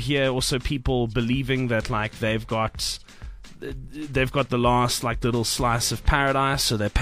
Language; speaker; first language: English; native; English